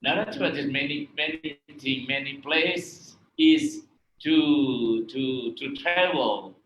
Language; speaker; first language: English; non-native, learner; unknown